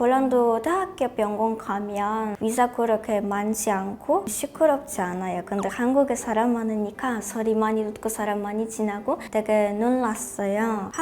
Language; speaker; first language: Korean; non-native, learner; Polish